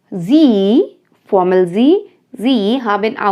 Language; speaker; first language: German; non-native, fluent; Hindi